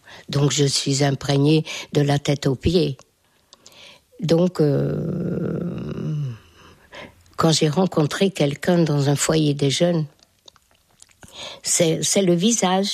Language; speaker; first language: French; non-native, fluent; Hungarian